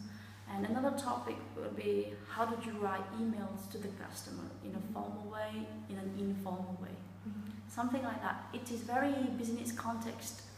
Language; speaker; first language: English; non-native, fluent; Vietnamese